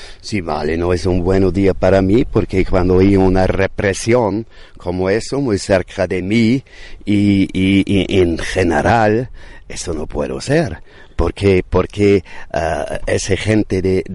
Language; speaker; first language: Spanish; non-native, learner; German